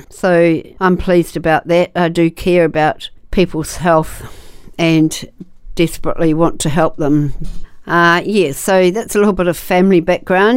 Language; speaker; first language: English; native; English